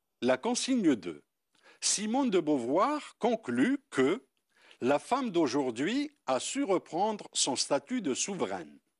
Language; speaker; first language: French; non-native, local second language; Arabic